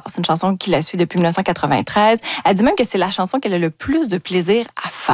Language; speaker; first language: French; native; French